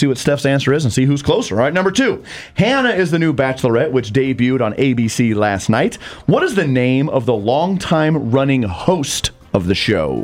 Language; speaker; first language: English; native; English